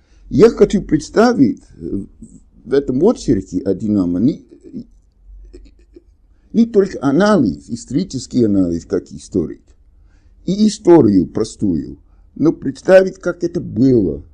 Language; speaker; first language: Russian; non-native, fluent; English